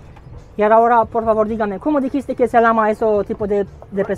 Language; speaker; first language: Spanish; non-native, learner; Romanian